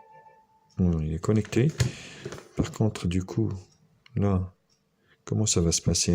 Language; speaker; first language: French; native; French